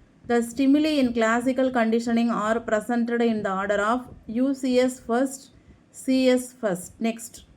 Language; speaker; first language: English; non-native, local second language; Tamil